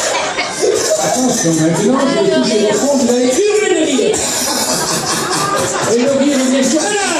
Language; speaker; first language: French; native; French